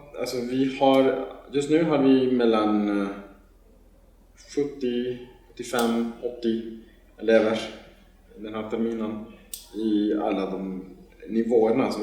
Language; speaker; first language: Swedish; non-native, fluent; Spanish